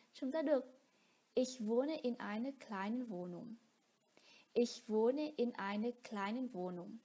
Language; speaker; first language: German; non-native, fluent; Vietnamese